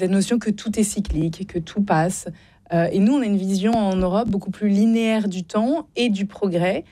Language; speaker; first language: French; native; French